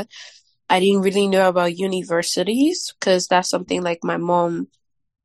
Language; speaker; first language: English; non-native, local second language; Yoruba